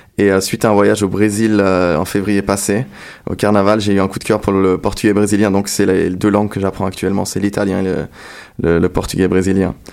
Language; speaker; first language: French; non-native, local second language; Arabic